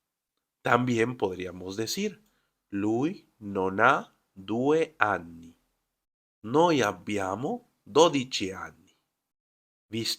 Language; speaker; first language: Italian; non-native, fluent; Spanish